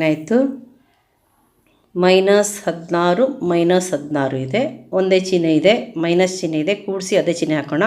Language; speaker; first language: Kannada; native; Kannada